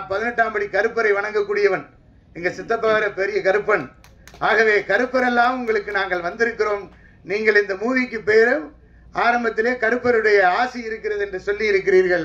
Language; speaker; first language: Tamil; native; Tamil